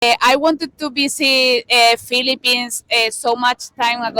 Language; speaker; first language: English; non-native, learner; Spanish